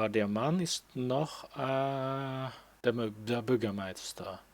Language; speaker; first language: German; non-native, learner; English